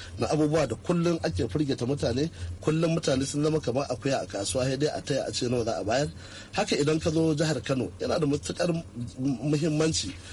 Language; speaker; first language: Hausa; native; Hausa